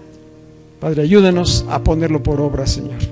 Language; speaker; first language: Spanish; native; Spanish